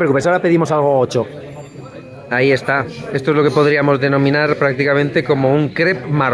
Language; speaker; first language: Spanish; native; Spanish